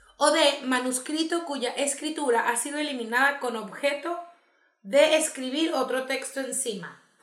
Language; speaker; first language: Spanish; native; Spanish